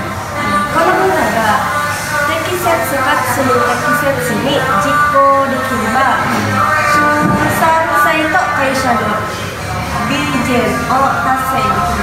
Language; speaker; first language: Japanese; non-native, learner; Indonesian